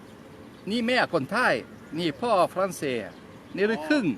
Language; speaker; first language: Thai; non-native, learner; French